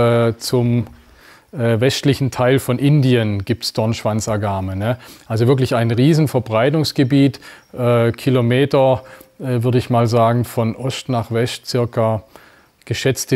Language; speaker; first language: German; native; German